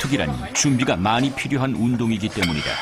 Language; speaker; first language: Korean; native; Korean